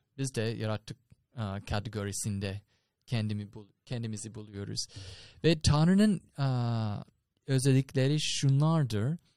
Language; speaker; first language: Turkish; non-native, fluent; English